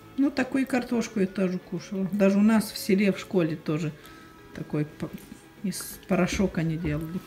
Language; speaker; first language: Russian; non-native, fluent; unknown